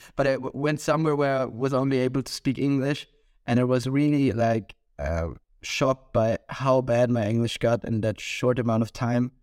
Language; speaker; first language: English; non-native, fluent; German